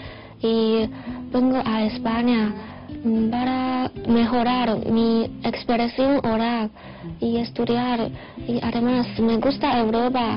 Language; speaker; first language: Spanish; non-native, learner; Chinese